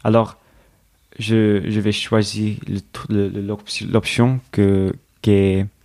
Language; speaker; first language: French; non-native, learner; English